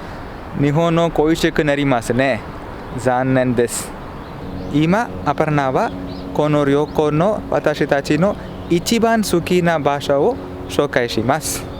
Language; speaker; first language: Japanese; non-native, learner; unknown